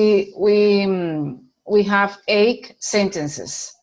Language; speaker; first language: English; non-native, learner; Spanish